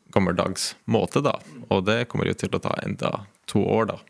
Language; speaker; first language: Norwegian; non-native, fluent; Latvian